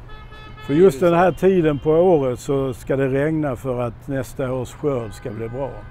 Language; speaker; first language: Swedish; non-native, fluent; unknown